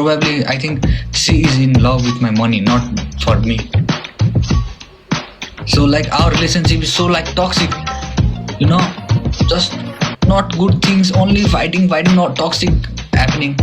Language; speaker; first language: English; non-native, learner; Nepali